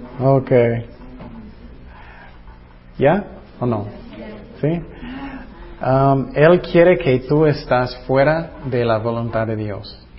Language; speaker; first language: Spanish; non-native, fluent; English